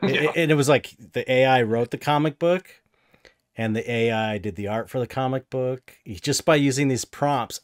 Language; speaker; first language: English; native; English